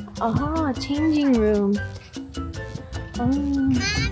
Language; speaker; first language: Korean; non-native, learner; English